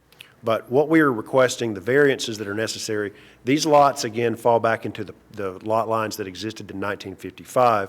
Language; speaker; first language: English; native; English